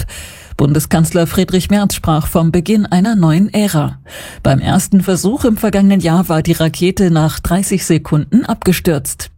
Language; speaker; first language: German; native; German